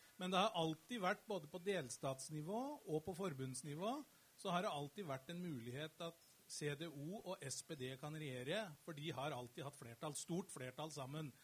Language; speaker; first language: Norwegian; native; Norwegian